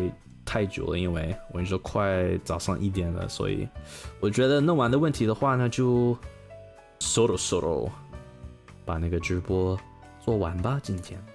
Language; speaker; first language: Chinese; non-native, learner; English